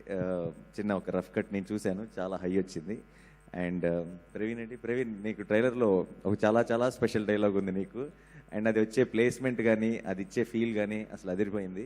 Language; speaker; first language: Telugu; native; Telugu